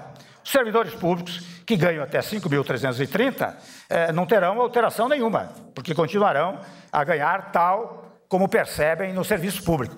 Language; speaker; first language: Portuguese; native; Portuguese